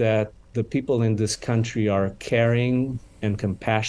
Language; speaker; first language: English; non-native, fluent; Romanian